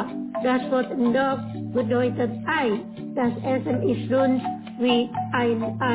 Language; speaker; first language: German; non-native, fluent; Indonesian